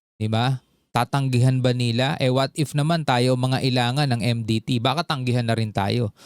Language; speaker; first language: Filipino; native; Filipino